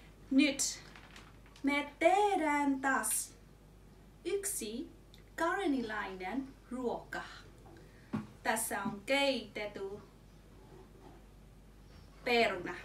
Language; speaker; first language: Finnish; non-native, learner; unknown